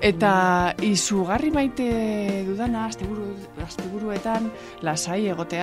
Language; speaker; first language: Basque; non-native, local second language; Spanish